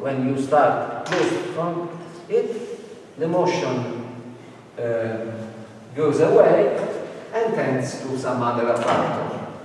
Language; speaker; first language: English; non-native, fluent; Italian